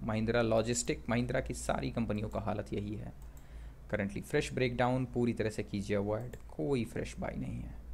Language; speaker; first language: Hindi; native; Hindi